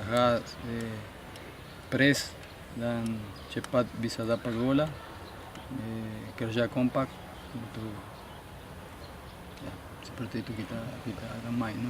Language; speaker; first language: Indonesian; non-native, fluent; Spanish